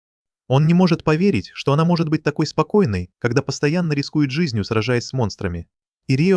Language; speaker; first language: Russian; native; Russian